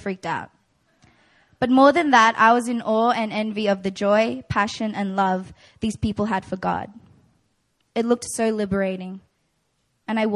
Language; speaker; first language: English; native; English